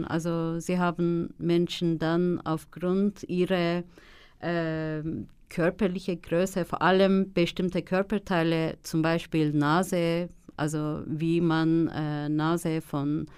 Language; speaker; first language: German; non-native, fluent; Turkish